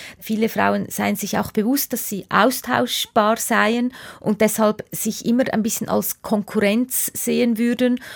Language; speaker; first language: German; native; German